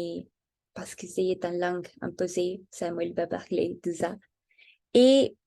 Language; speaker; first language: French; non-native, learner; Spanish